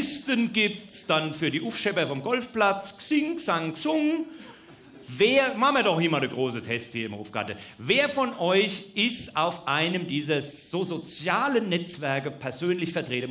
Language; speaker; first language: German; native; German